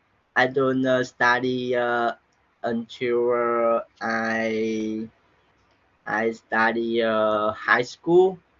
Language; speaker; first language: English; non-native, learner; Vietnamese